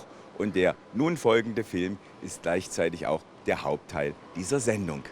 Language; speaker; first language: German; native; German